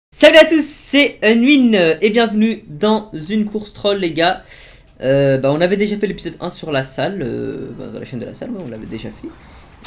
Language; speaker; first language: French; native; French